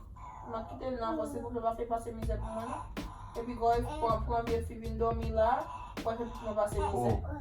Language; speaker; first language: French; non-native, local second language; Haitian Creole